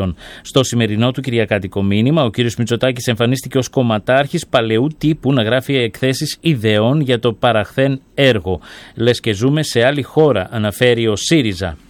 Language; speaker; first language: Greek; native; Greek